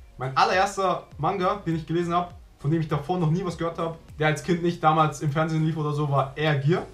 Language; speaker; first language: German; early bilingual, other home language; Vietnamese